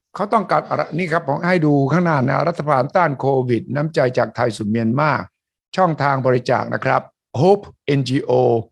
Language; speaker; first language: Thai; native; Thai